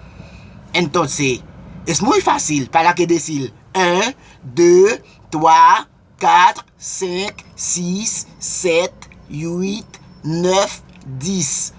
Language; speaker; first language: Spanish; non-native, local second language; Haitian Creole